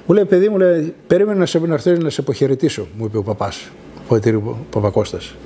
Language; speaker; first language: Greek; early bilingual, other home language; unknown